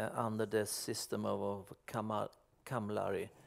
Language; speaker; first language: English; non-native, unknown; Swedish